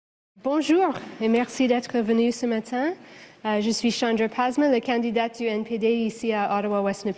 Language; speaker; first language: French; non-native, local second language; English